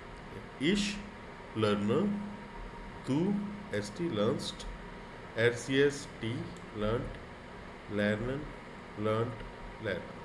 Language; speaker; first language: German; non-native, fluent; Hindi